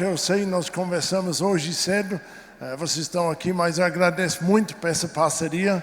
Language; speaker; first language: Portuguese; non-native, fluent; English